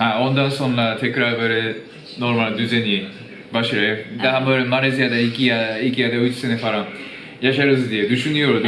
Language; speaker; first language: Turkish; non-native, fluent; Japanese